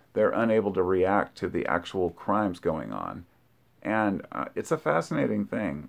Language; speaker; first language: English; native; English